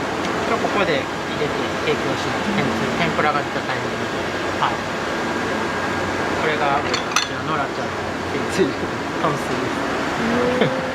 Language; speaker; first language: Japanese; native; Japanese